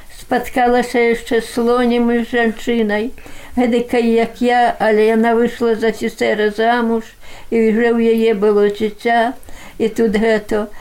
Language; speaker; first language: Belarusian; native; Belarusian